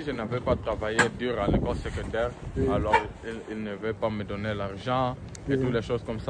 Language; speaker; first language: French; early bilingual, heritage; French